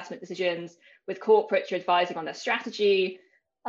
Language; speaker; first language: English; native; English